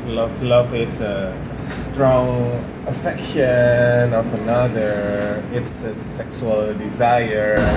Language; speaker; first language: English; non-native, fluent; Indonesian